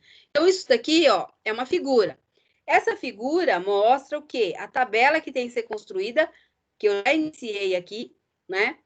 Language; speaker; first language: Portuguese; native; Portuguese